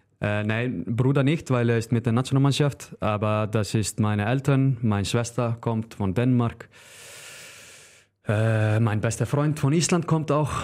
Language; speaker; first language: German; non-native, learner; Icelandic